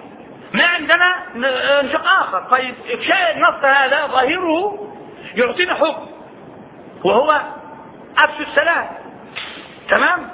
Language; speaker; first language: Arabic; native; Arabic